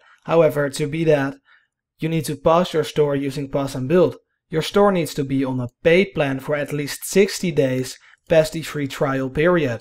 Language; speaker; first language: English; non-native, fluent; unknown